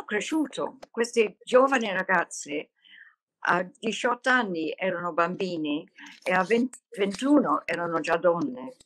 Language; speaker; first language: Italian; non-native, fluent; English